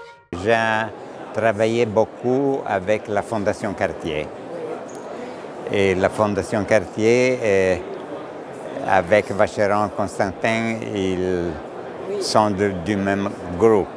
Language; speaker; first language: French; non-native, learner; Italian